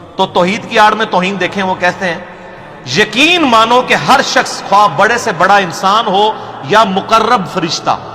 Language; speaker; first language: Urdu; non-native, local second language; Punjabi